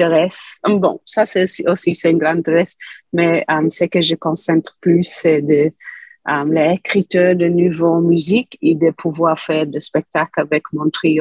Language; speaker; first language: French; non-native, fluent; English